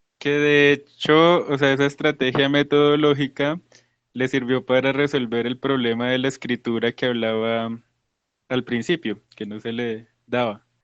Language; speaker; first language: Spanish; native; Spanish